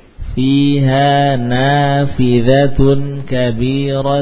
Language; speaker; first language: Arabic; non-native, fluent; Indonesian